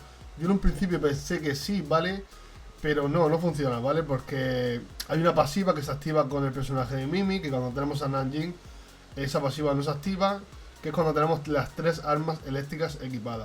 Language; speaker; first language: Spanish; native; Spanish